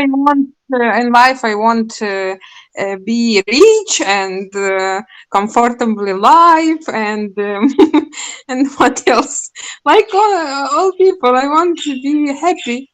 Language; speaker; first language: English; non-native, learner; Russian